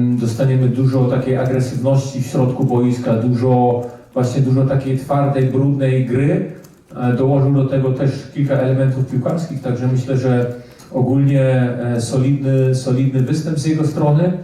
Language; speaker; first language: Polish; early bilingual, heritage; Polish